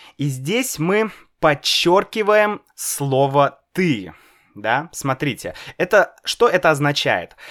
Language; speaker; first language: Russian; native; Russian